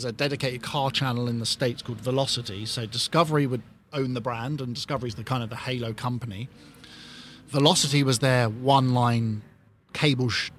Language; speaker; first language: English; native; English